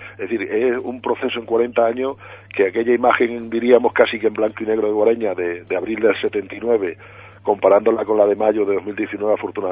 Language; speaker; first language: Spanish; native; Spanish